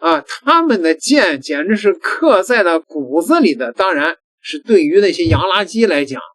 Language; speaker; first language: Chinese; native; Chinese